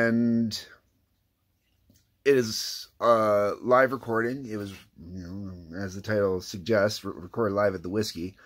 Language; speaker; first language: English; native; English